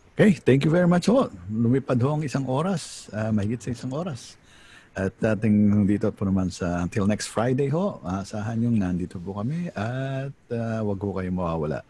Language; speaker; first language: Filipino; native; Filipino